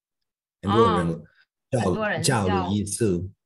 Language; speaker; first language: Chinese; non-native, learner; Spanish